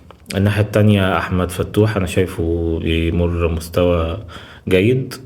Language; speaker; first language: Arabic; native; Arabic